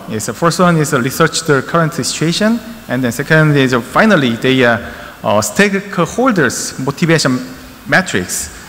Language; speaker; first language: English; non-native, learner; Korean